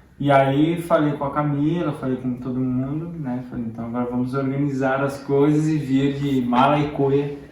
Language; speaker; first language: Portuguese; native; Portuguese